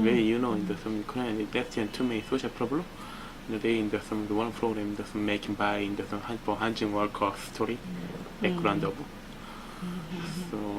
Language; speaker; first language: English; non-native, learner; Korean